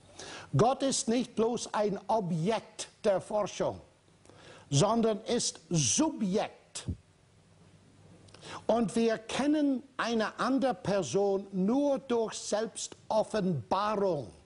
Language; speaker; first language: German; non-native, fluent; English